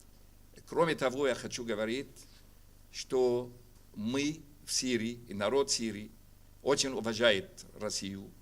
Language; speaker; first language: Russian; non-native, fluent; Arabic